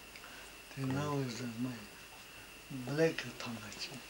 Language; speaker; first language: English; non-native, learner; Tibetan